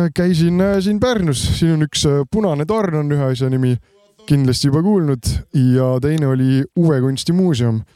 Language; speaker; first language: Estonian; non-native, fluent; German